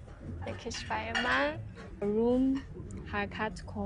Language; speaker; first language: Persian; non-native, fluent; Chinese